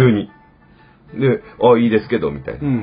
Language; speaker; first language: Japanese; native; Japanese